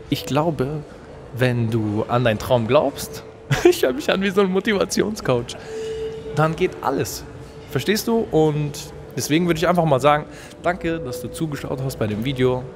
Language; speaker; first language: German; native; German